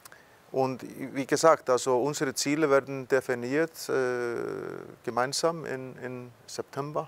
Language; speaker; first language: German; non-native, fluent; Icelandic